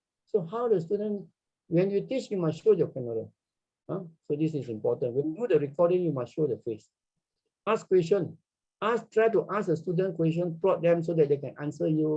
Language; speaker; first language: English; non-native, fluent; Malay